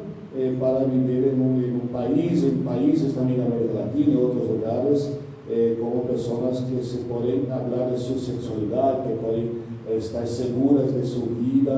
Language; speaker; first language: Spanish; non-native, learner; Portuguese